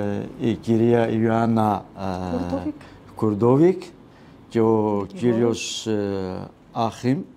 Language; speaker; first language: Greek; non-native, learner; Kurdish